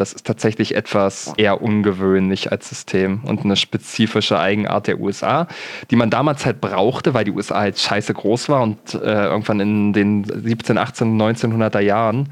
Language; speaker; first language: German; native; German